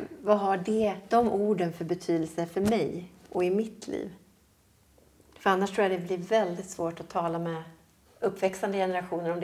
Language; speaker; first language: Swedish; native; Swedish